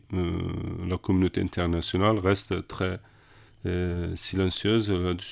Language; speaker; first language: French; non-native, fluent; Kurdish